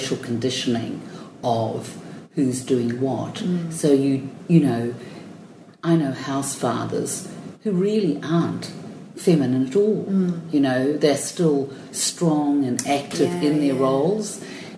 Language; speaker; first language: English; native; English